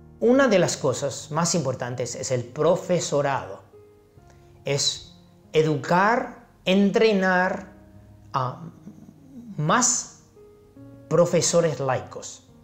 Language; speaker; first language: Spanish; non-native, fluent; Chinese